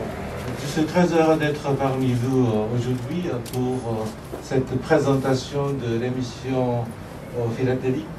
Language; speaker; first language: French; non-native, fluent; Japanese